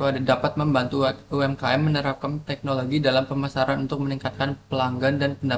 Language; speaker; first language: Indonesian; native; Indonesian